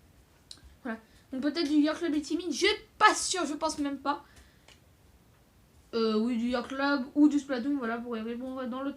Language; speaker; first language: French; native; French